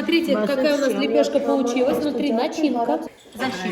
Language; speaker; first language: Russian; native; Russian